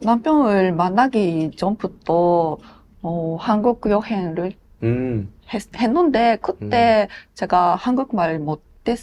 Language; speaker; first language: Korean; non-native, learner; Japanese